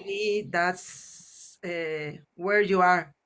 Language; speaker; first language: English; non-native, learner; Spanish